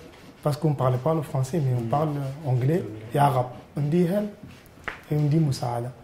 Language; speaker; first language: French; non-native, learner; Arabic